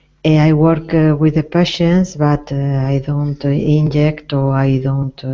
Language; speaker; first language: English; non-native, learner; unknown